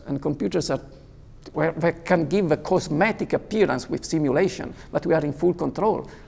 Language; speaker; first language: English; non-native, fluent; Italian